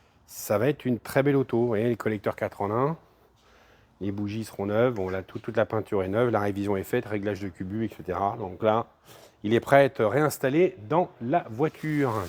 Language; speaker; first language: French; native; French